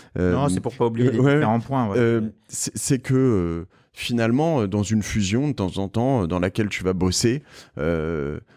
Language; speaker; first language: French; native; French